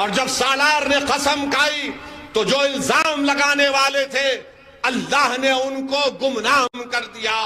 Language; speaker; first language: Urdu; native; Urdu